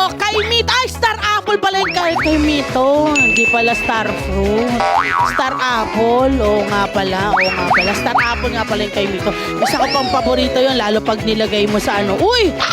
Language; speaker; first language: Filipino; native; Filipino